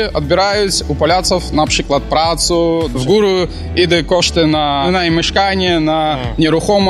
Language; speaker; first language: Polish; non-native, learner; Belarusian